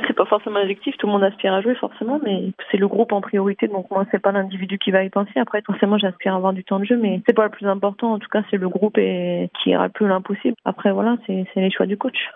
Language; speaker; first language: French; native; French